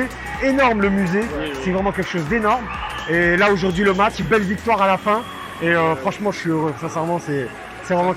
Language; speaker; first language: French; native; French